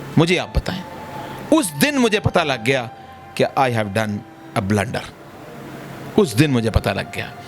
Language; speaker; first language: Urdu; non-native, local second language; Punjabi